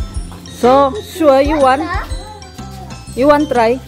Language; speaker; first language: English; non-native, local second language; Malay